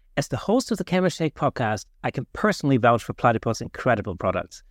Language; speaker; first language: English; non-native, fluent; German